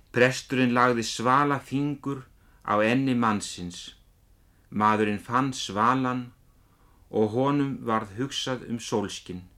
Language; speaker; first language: Icelandic; native; Icelandic